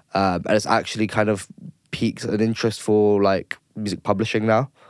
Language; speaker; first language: English; native; English